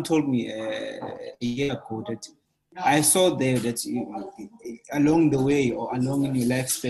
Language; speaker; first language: English; non-native, local second language; Zulu